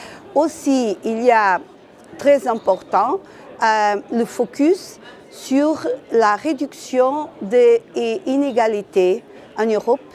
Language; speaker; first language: French; non-native, fluent; Portuguese